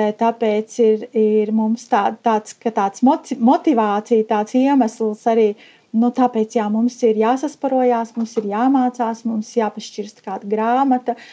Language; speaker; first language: Latvian; native; Latvian